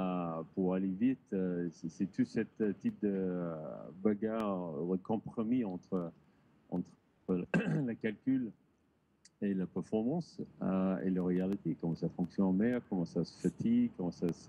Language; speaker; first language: French; non-native, learner; English